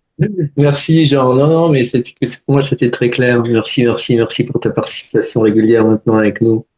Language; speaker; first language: French; native; French